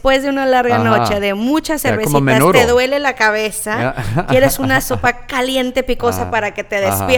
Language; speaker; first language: Spanish; native; Spanish